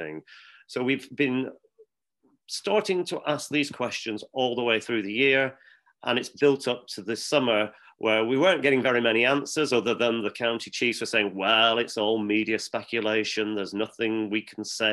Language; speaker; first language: English; native; English